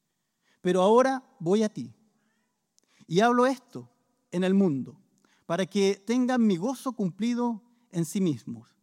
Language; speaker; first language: Spanish; native; Spanish